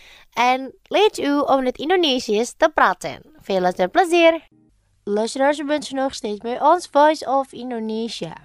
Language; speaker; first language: Dutch; non-native, learner; Indonesian